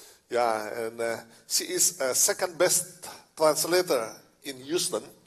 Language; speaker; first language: English; non-native, learner; Indonesian